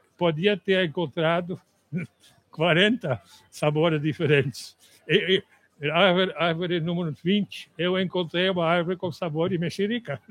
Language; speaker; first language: Portuguese; non-native, fluent; Dutch